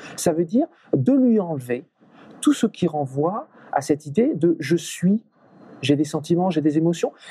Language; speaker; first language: French; native; French